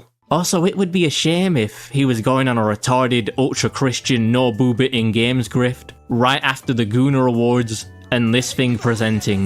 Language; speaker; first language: English; native; English